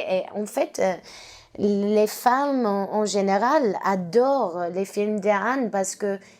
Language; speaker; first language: French; non-native, learner; English